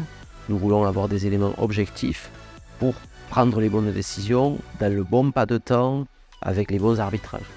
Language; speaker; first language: French; native; French